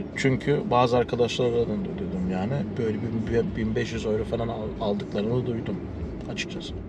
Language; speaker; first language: Turkish; early bilingual, heritage; Turkish